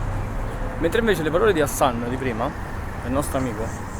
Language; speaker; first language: Italian; native; Italian